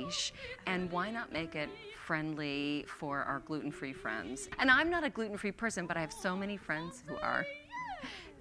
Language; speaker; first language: English; native; English